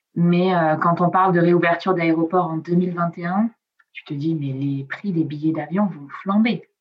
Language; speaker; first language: French; non-native, local second language; Italian